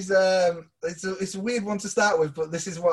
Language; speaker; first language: English; native; English